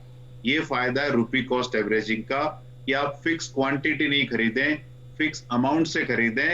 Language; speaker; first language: Hindi; native; Hindi